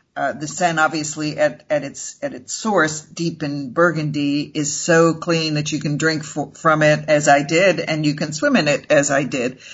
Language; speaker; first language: English; native; English